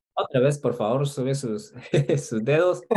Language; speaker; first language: Spanish; non-native, fluent; Korean